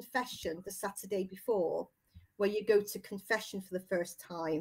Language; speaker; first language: English; native; English